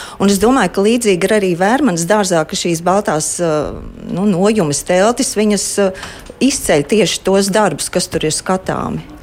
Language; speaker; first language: Latvian; native; Latvian